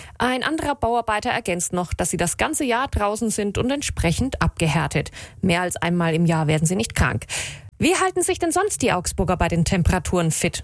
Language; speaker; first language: German; native; German